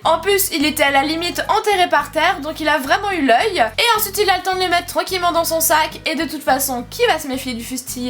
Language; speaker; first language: French; native; French